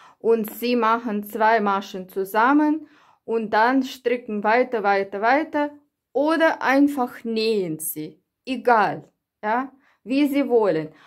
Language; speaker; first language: German; non-native, learner; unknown